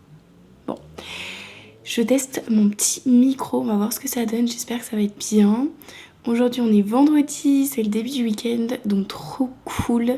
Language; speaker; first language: French; native; French